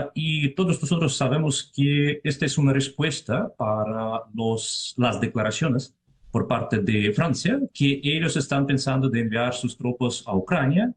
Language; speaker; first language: Spanish; non-native, fluent; Russian